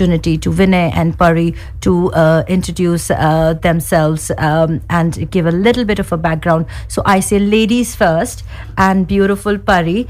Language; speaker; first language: English; non-native, local second language; Hindi